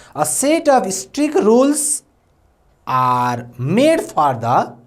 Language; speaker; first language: English; non-native, local second language; Nepali